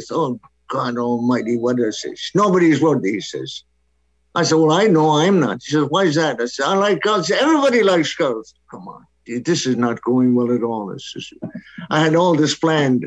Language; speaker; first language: English; non-native, local second language; Irish